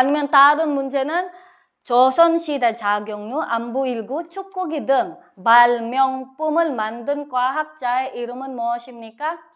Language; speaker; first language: Korean; non-native, fluent; Filipino